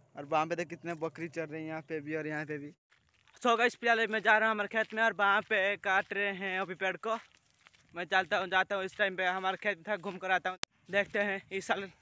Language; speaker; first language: Hindi; non-native, local second language; Odia